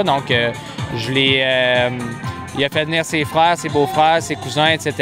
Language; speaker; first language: French; native; French